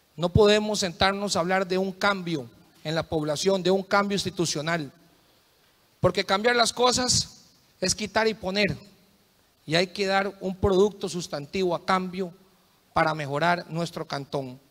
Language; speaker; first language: Spanish; native; Spanish